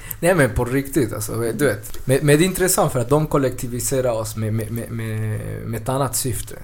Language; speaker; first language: Swedish; early bilingual, other home language; Spanish